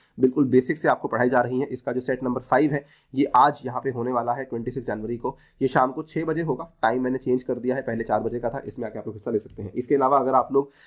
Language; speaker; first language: Hindi; native; Hindi